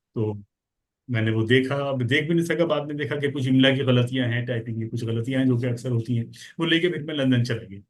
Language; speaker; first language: Urdu; native; Urdu